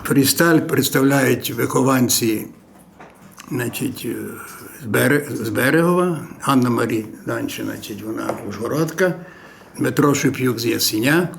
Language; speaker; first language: Ukrainian; native; Ukrainian